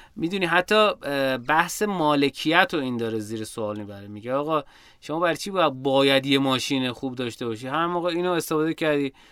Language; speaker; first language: Persian; native; Persian